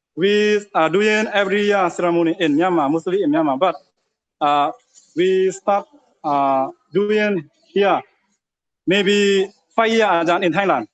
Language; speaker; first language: English; non-native, learner; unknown